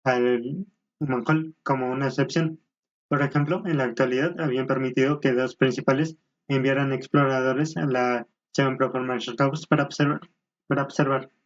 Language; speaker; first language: Spanish; native; Spanish